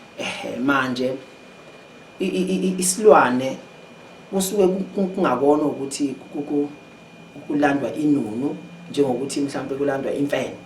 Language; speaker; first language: Zulu; native; Zulu